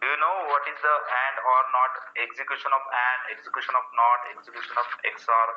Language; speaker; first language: English; non-native, local second language; Marathi